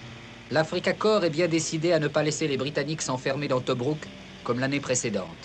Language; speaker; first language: French; native; French